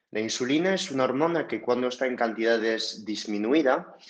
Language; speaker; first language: Spanish; non-native, fluent; French